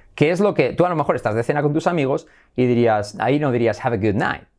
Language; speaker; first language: Spanish; native; Spanish